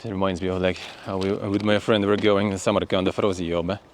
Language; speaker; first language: English; non-native, fluent; Russian